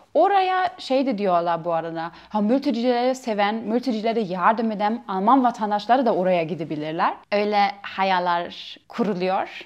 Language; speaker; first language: Turkish; non-native, fluent; German